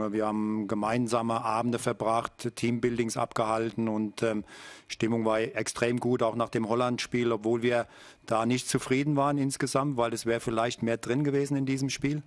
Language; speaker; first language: German; native; German